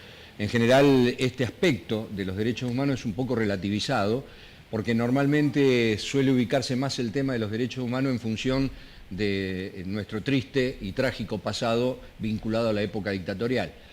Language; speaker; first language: Spanish; native; Spanish